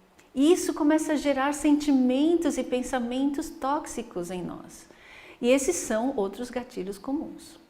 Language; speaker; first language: Portuguese; native; Portuguese